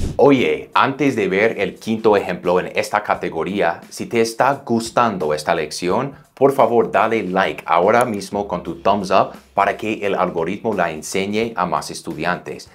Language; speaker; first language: Spanish; non-native, fluent; English